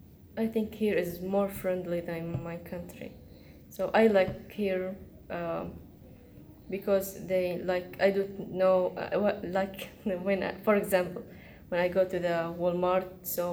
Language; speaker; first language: English; non-native, learner; Arabic